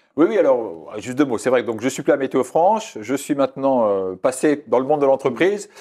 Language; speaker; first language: French; native; French